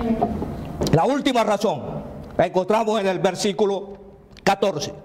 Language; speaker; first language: Spanish; native; Spanish